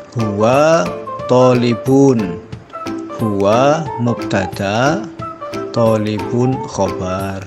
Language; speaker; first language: Arabic; non-native, fluent; Indonesian